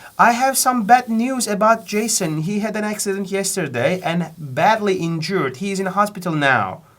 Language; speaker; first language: English; non-native, fluent; Turkish